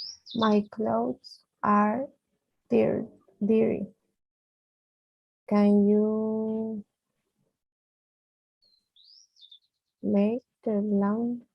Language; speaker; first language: English; non-native, learner; Portuguese